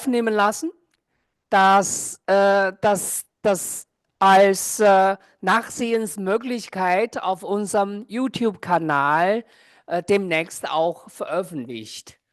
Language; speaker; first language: German; non-native, fluent; Chinese